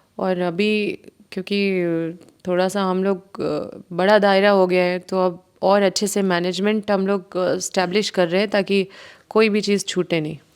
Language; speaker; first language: Hindi; native; Hindi